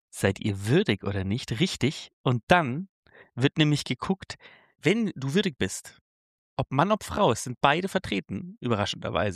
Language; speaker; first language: German; native; German